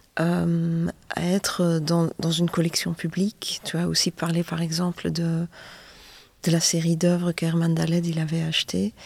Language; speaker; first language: French; non-native, local second language; Dutch